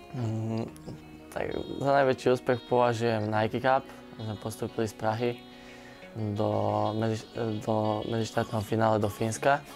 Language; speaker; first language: Slovak; native; Slovak